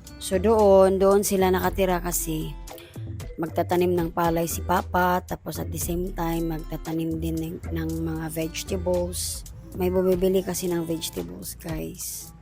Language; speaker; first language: Filipino; non-native, local second language; Cebuano